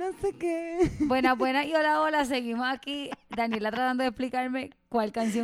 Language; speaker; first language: Spanish; native; Spanish